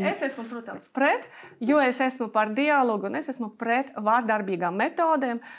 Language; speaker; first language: Latvian; non-native, local second language; Russian